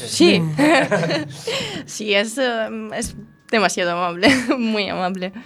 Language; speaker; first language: Spanish; non-native, learner; Italian